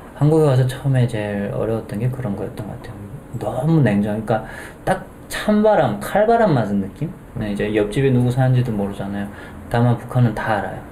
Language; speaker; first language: Korean; native; Korean